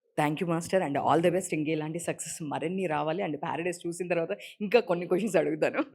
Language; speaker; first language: Telugu; native; Telugu